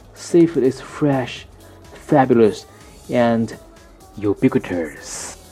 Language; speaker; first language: English; non-native, fluent; Chinese